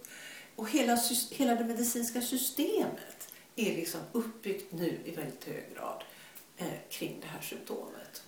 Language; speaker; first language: Swedish; native; Swedish